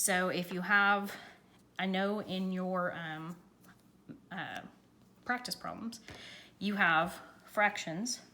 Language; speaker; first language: English; native; English